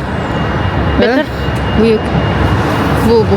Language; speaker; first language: Turkish; non-native, learner; Indonesian